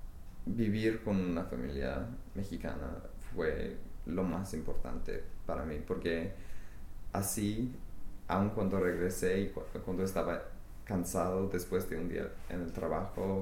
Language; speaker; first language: Spanish; non-native, fluent; English